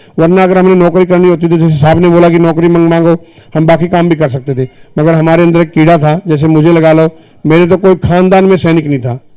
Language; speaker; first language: Hindi; native; Hindi